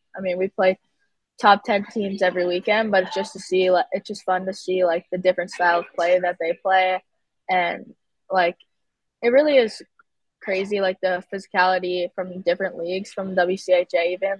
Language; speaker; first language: English; native; English